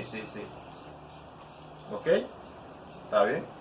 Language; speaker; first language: Spanish; non-native, learner; Haitian Creole